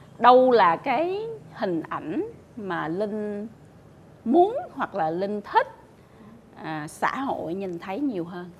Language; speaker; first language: Vietnamese; native; Vietnamese